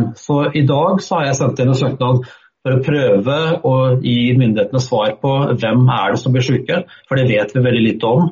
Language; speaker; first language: Norwegian; native; Norwegian